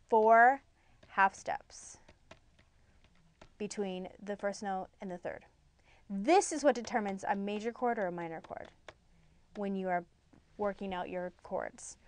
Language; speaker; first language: English; native; English